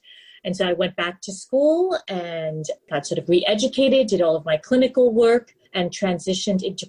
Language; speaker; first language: English; native; English